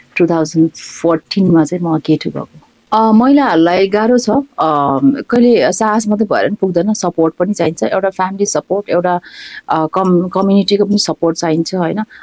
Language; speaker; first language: Nepali; non-native, local second language; Sherpa